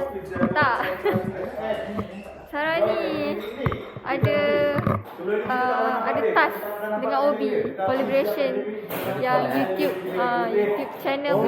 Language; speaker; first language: Malay; native; Malay